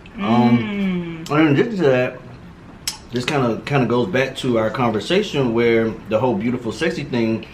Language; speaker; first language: English; native; English